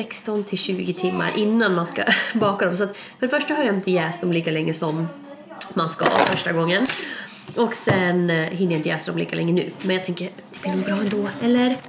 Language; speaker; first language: Swedish; native; Swedish